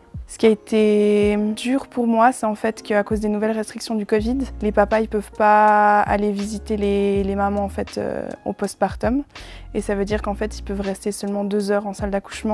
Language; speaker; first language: French; native; French